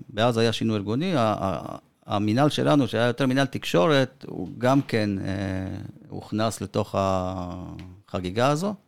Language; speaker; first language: Hebrew; early bilingual, other home language; Spanish